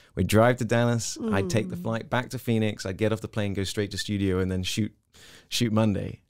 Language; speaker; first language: English; native; English